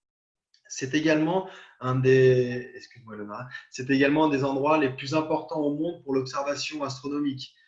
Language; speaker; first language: French; native; French